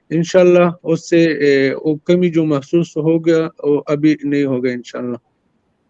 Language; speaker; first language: Hindi; non-native, fluent; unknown